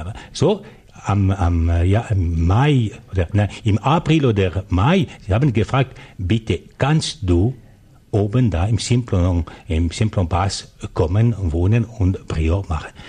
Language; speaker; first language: German; non-native, local second language; French